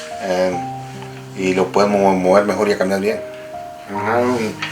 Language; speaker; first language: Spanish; native; Spanish